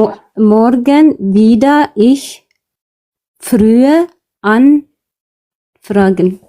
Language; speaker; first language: German; non-native, learner; Amharic